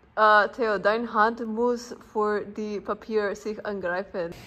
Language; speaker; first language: German; non-native, learner; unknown